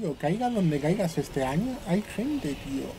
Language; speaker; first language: Spanish; native; Spanish